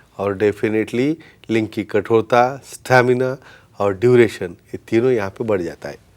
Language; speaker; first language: Hindi; non-native, local second language; Marathi